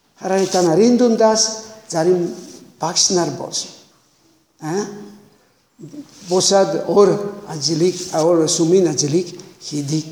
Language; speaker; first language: Mongolian; non-native, learner; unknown